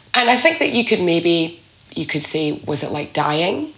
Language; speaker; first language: English; native; English